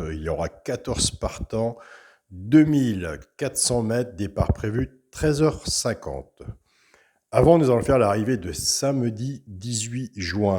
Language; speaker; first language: French; native; French